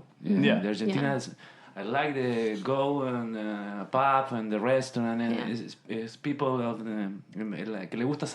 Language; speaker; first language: English; non-native, learner; Spanish